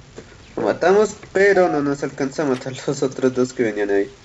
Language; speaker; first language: Spanish; native; Spanish